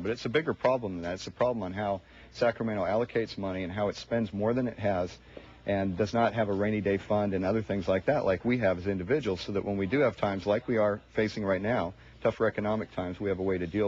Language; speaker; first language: English; native; English